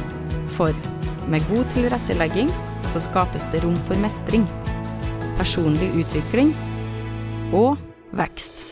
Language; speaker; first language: Norwegian; native; Norwegian